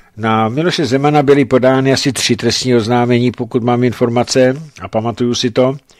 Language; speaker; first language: Czech; native; Czech